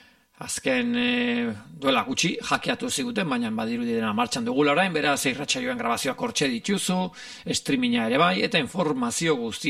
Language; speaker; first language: Basque; native; Basque